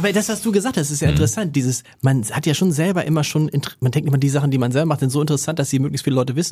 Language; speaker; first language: German; native; German